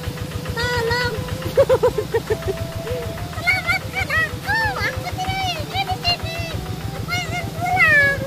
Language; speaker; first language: Indonesian; non-native, local second language; Sundanese